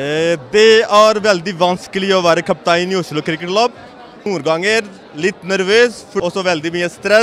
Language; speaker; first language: Norwegian; non-native, learner; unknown